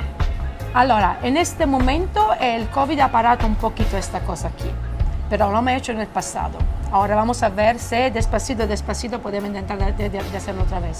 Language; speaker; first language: Spanish; non-native, fluent; Italian